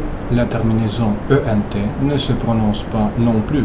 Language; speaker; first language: French; non-native, fluent; Russian